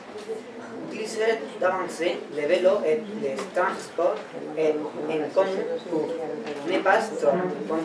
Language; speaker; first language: French; non-native, learner; Spanish